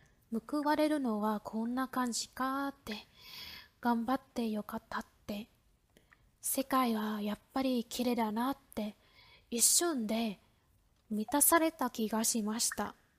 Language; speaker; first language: Japanese; non-native, fluent; Vietnamese